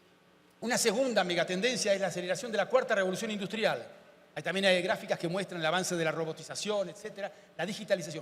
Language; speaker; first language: Spanish; native; Spanish